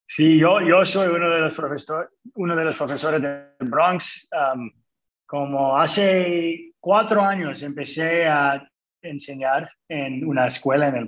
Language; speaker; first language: Spanish; early bilingual, other home language; English